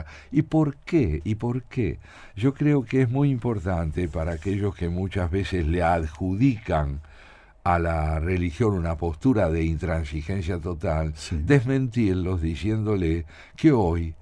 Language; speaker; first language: Spanish; native; Spanish